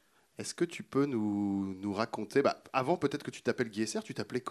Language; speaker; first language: French; native; French